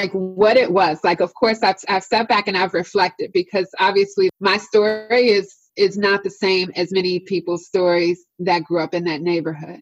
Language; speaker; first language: English; native; English